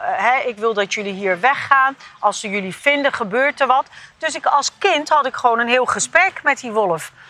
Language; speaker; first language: Dutch; early bilingual, other home language; Turkish